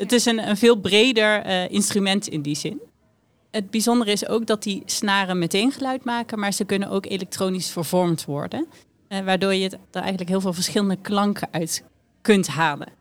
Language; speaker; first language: Dutch; native; Dutch